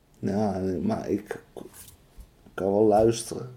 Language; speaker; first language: Dutch; native; Dutch